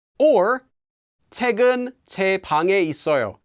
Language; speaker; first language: Korean; non-native, fluent; English